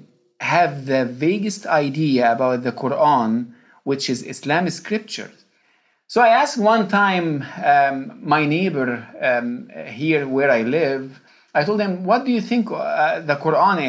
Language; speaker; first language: English; non-native, fluent; Arabic